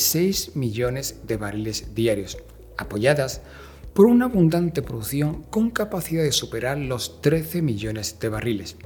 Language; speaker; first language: Spanish; native; Spanish